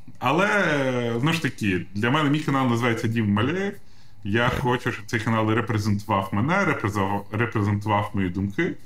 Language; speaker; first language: Ukrainian; non-native, local second language; Russian